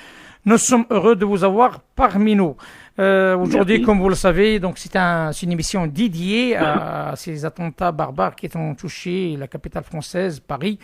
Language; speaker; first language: French; non-native, local second language; Arabic